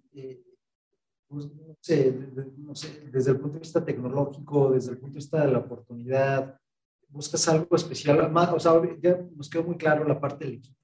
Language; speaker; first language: Spanish; native; Spanish